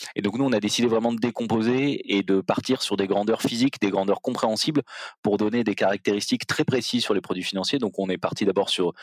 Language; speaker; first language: French; native; French